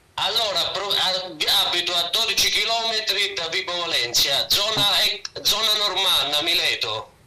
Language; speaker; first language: Italian; native; Italian